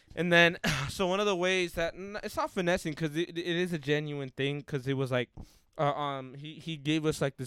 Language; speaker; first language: English; early bilingual, other home language; Spanish